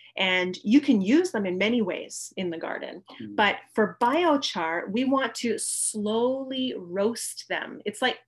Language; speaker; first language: English; native; English